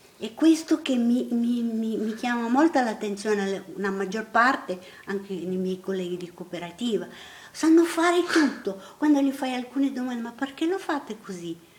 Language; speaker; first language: Italian; non-native, fluent; Portuguese